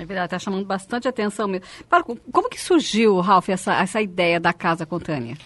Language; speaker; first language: Portuguese; native; Portuguese